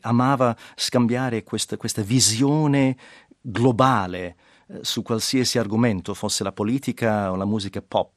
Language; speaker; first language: Italian; non-native, fluent; English